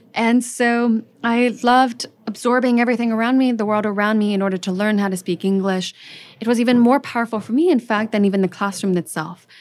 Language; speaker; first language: English; early bilingual, other home language; French